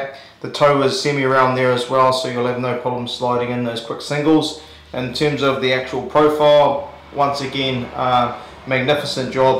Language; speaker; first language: English; native; English